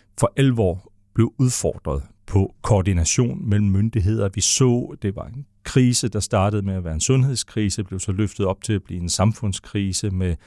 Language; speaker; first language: Danish; native; Danish